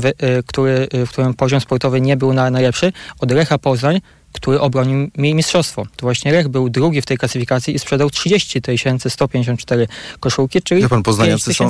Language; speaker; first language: Polish; native; Polish